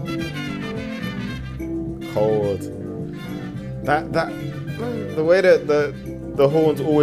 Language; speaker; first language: English; native; English